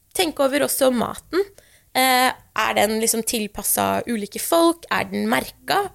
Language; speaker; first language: Norwegian; early bilingual, other home language; Persian